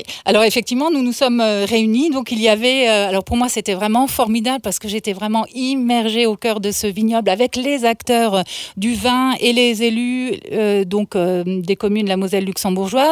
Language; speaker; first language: French; native; French